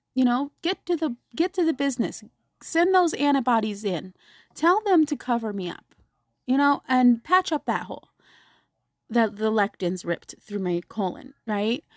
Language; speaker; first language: English; native; English